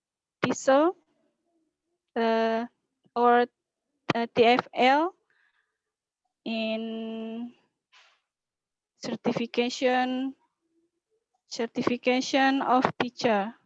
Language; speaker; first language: English; non-native, learner; Indonesian